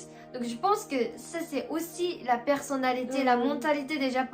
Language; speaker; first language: French; non-native, fluent; Japanese